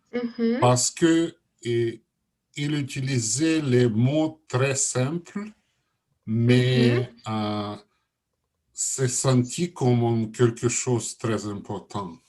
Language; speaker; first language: French; non-native, learner; Russian